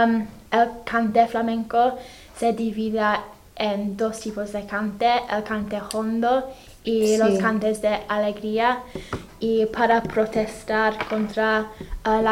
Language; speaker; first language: Spanish; non-native, fluent; English